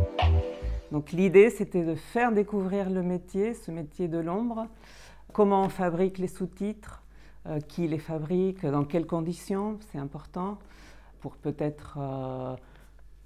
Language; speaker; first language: French; native; French